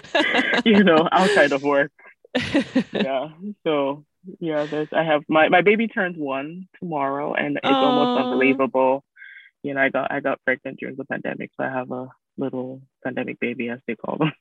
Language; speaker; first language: English; non-native, local second language; Akan